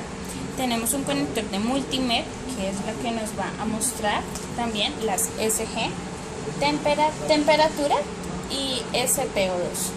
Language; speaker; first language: Spanish; native; Spanish